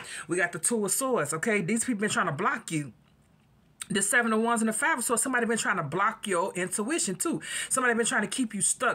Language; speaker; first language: English; native; English